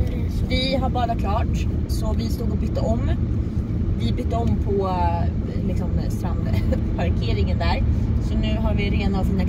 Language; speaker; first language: Swedish; native; Swedish